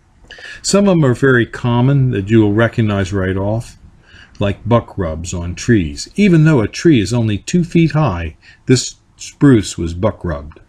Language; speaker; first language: English; native; English